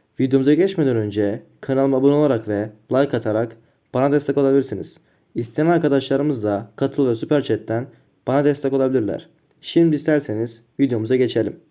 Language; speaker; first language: Turkish; native; Turkish